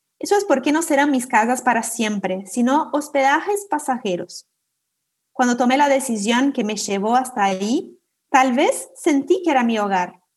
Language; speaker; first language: Spanish; non-native, fluent; Portuguese